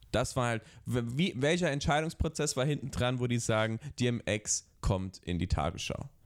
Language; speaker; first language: German; early bilingual, other home language; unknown